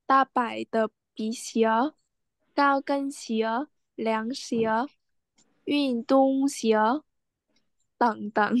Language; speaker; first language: Chinese; non-native, learner; Vietnamese